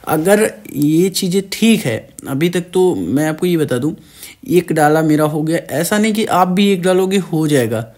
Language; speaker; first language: Hindi; native; Hindi